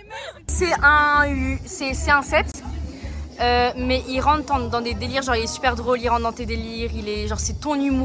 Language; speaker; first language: French; native; French